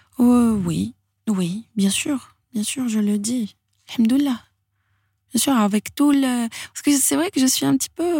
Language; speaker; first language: French; non-native, local second language; Arabic